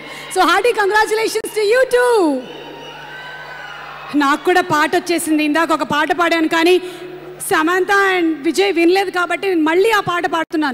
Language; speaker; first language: Telugu; native; Telugu